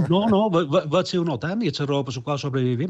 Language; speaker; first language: Catalan; native; Catalan